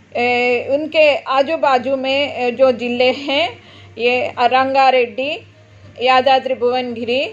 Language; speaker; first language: Hindi; non-native, local second language; Telugu